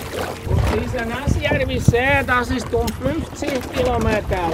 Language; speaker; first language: German; non-native, learner; Finnish